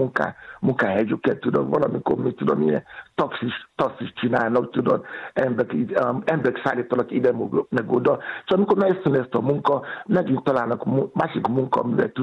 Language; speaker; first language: Hungarian; non-native, learner; Yoruba